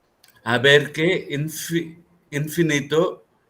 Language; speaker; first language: Spanish; non-native, learner; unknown